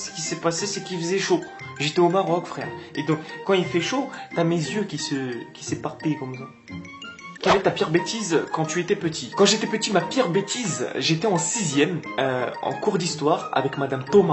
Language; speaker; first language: French; native; French